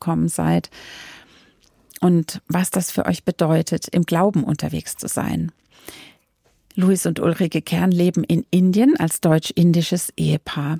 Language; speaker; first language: German; native; German